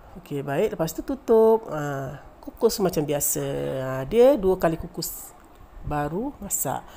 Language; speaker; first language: Malay; native; Malay